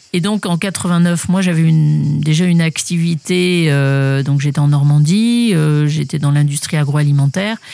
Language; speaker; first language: French; native; French